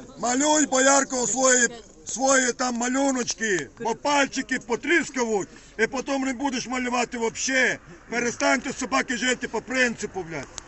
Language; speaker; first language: Ukrainian; native; Ukrainian